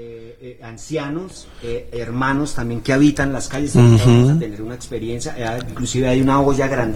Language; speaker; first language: Spanish; native; Spanish